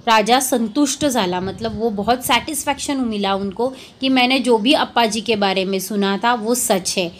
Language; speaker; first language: Hindi; non-native, local second language; Marathi